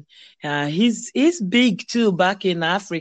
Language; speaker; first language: English; non-native, local second language; Igbo